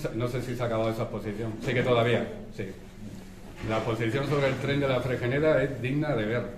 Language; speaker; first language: Spanish; native; Spanish